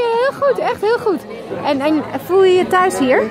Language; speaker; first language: Dutch; non-native, fluent; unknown